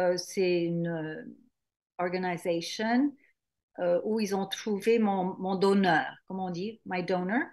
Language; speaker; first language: French; native; French